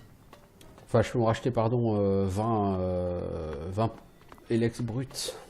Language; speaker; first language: French; native; French